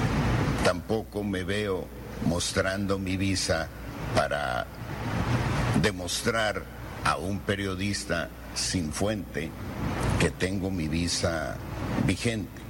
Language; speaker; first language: Spanish; native; Spanish